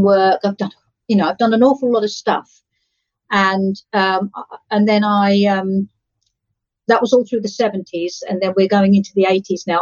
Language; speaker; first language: English; native; English